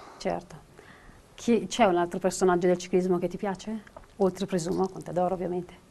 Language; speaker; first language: Italian; native; Italian